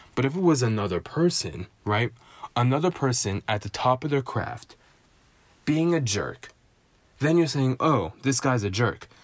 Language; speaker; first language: English; native; English